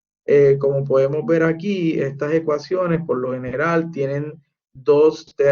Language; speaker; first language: Spanish; native; Spanish